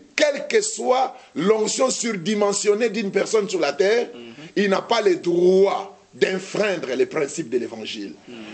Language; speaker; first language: French; non-native, local second language; Lingala